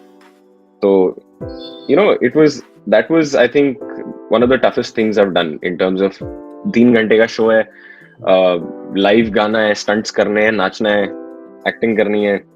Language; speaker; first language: Hindi; native; Hindi